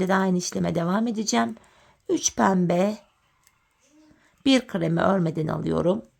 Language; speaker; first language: Turkish; native; Turkish